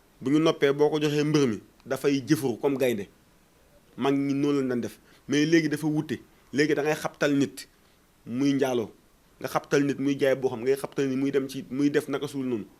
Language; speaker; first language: Wolof; non-native, local second language; Fula